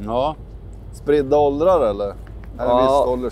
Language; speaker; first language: Swedish; native; Swedish